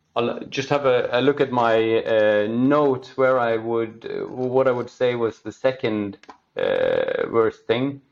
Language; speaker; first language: English; non-native, fluent; Norwegian